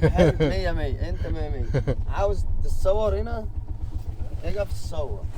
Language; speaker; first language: Arabic; native; Arabic